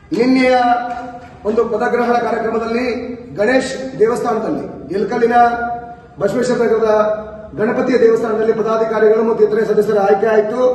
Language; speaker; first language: Kannada; non-native, local second language; Lambadi